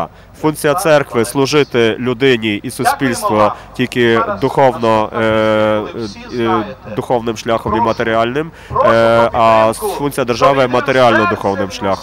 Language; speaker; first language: Ukrainian; native; Ukrainian